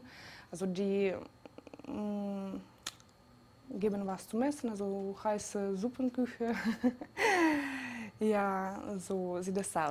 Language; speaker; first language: German; non-native, fluent; Georgian